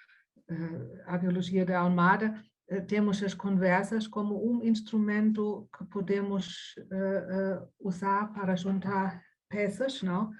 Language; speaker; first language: Portuguese; non-native, fluent; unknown